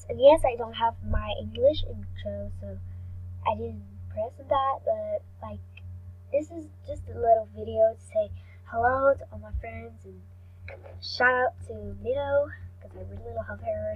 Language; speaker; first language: English; non-native, learner; French